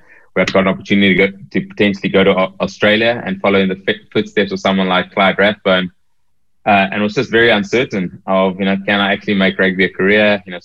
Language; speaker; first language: English; native; English